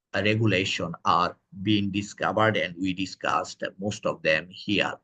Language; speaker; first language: English; non-native, local second language; Bangla